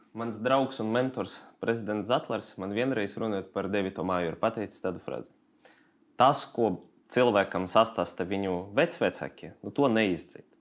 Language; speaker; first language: Latvian; non-native, local second language; Russian